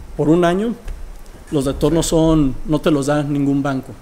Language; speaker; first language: Spanish; early bilingual, heritage; Spanish